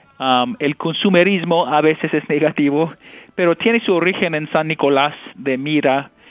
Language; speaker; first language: Spanish; non-native, fluent; English